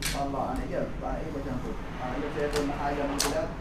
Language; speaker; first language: Arabic; non-native, learner; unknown